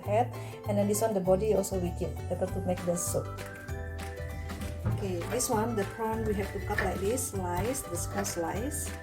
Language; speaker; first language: English; non-native, learner; Indonesian